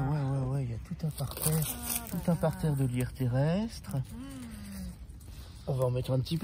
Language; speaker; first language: French; native; French